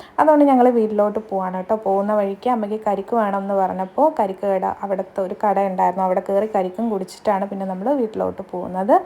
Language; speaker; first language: Malayalam; native; Malayalam